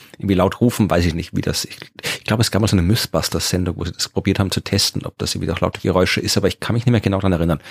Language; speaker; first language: German; native; German